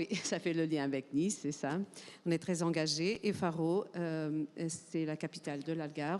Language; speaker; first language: French; non-native, fluent; Portuguese